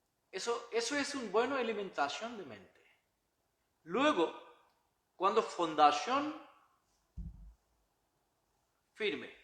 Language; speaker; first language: Spanish; non-native, learner; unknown